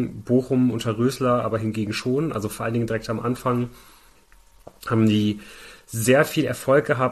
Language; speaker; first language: German; native; German